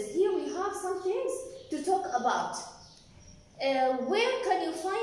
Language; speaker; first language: English; non-native, fluent; Arabic